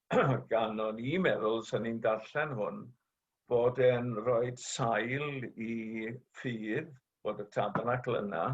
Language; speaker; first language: Welsh; native; Welsh